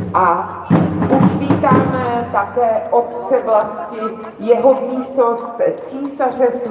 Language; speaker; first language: Czech; native; Czech